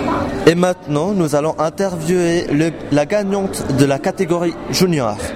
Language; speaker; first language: French; non-native, fluent; Serbian